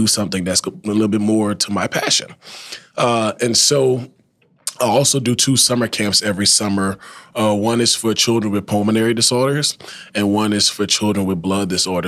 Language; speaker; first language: English; native; English